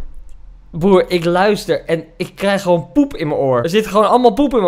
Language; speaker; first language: Dutch; native; Dutch